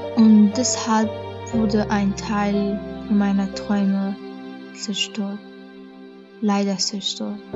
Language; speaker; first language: German; non-native, fluent; Persian